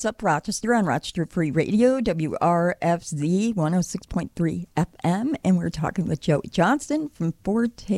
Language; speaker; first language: English; native; English